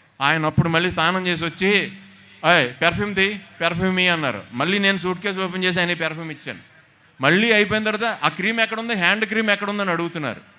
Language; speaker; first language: Telugu; native; Telugu